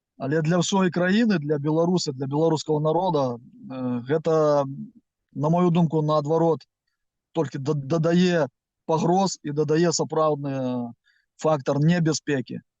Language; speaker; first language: Belarusian; non-native, local second language; Russian